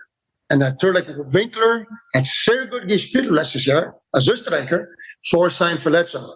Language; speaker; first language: German; non-native, learner; English